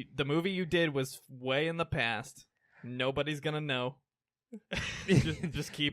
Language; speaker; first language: English; native; English